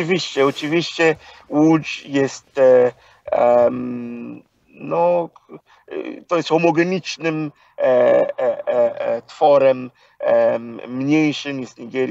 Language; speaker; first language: Polish; non-native, fluent; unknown